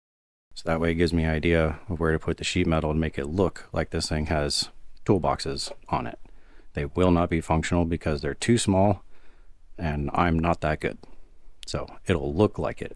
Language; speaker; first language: English; native; English